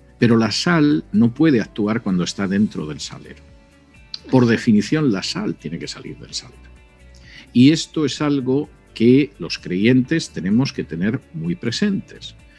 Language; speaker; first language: Spanish; native; Spanish